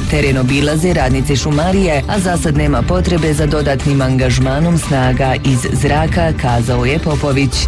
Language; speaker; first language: Bosnian; native; Bosnian